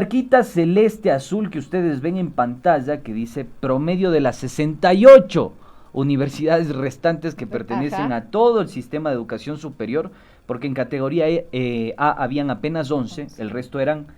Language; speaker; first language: Spanish; native; Spanish